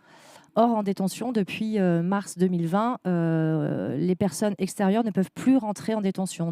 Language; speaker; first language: French; native; French